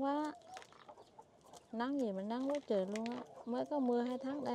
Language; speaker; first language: Vietnamese; non-native, local second language; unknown